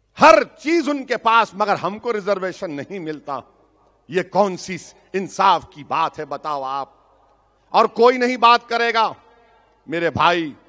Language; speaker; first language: Hindi; non-native, local second language; Urdu